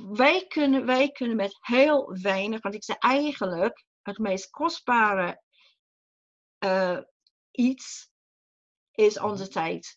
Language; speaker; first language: Dutch; non-native, fluent; English